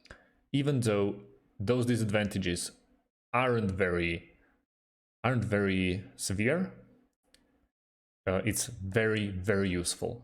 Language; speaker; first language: English; non-native, fluent; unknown